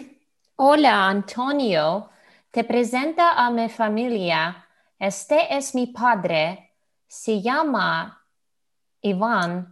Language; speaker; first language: Spanish; non-native, learner; Russian